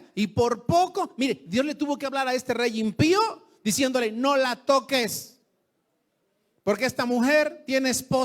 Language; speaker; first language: Spanish; native; Spanish